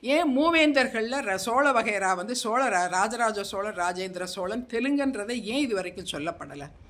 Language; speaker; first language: Tamil; non-native, local second language; Telugu